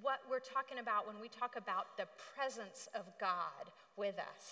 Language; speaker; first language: English; native; English